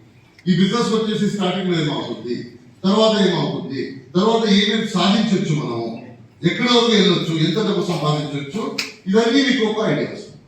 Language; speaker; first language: Telugu; non-native, fluent; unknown